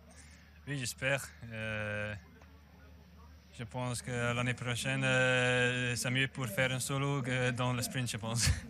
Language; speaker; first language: French; non-native, learner; Dutch